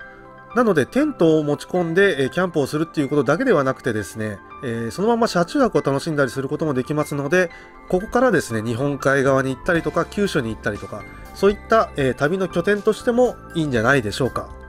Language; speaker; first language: Japanese; native; Japanese